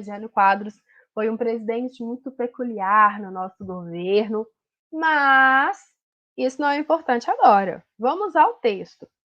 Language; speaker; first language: Portuguese; native; Portuguese